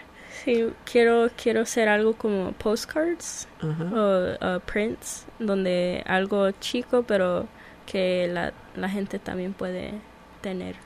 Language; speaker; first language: Spanish; early bilingual, heritage; Spanish